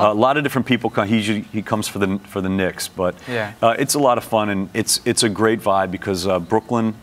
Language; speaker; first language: English; native; English